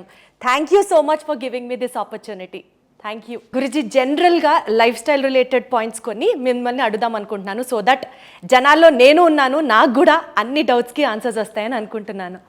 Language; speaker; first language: Telugu; native; Telugu